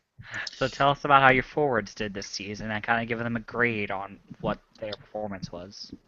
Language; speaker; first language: English; native; English